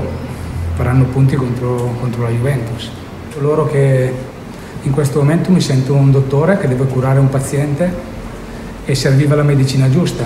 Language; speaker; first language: Italian; native; Italian